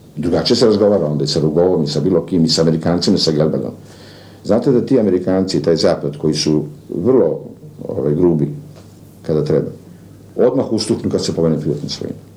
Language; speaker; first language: Serbian; native; Serbian